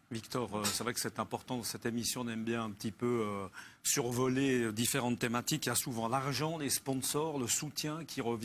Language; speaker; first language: French; native; French